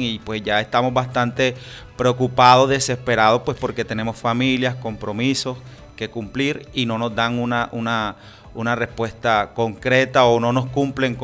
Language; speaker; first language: Spanish; native; Spanish